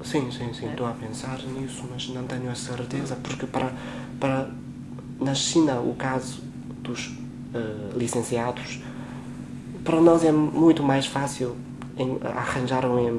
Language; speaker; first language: Portuguese; non-native, fluent; Chinese